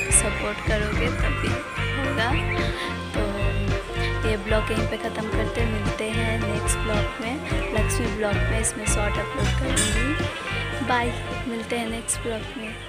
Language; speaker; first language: Hindi; native; Hindi